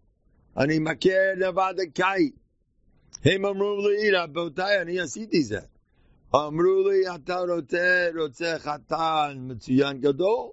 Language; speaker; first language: Hebrew; non-native, fluent; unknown